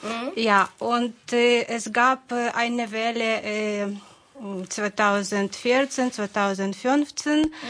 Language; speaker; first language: German; non-native, fluent; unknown